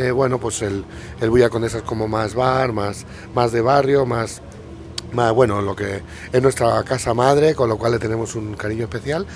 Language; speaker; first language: Spanish; native; Spanish